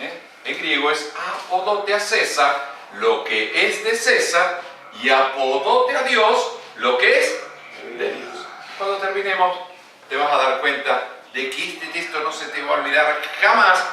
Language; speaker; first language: Spanish; native; Spanish